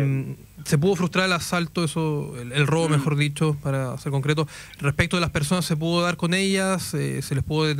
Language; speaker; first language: Spanish; native; Spanish